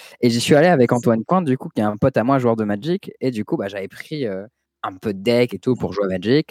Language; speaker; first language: French; native; French